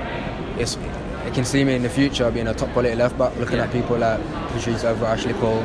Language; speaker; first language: English; native; English